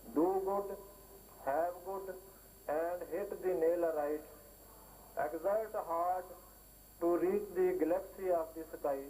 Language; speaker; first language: English; non-native, local second language; Urdu